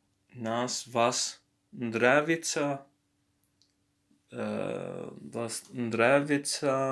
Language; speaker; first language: Russian; non-native, learner; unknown